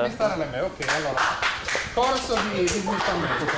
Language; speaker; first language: Italian; native; Italian